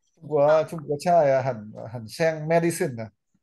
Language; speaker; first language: Chinese; non-native, learner; Vietnamese